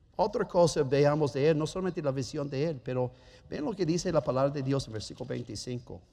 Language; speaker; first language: Spanish; non-native, fluent; German